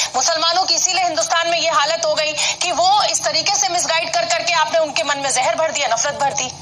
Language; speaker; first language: Hindi; native; Hindi